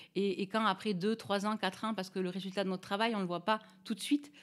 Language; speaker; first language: French; native; French